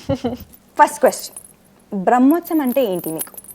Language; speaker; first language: Telugu; non-native, fluent; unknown